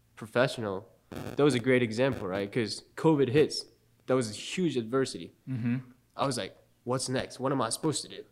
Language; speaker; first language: English; non-native, fluent; Japanese